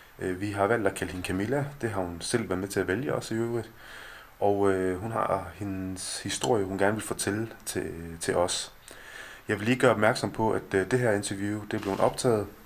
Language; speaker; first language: Danish; early bilingual, other home language; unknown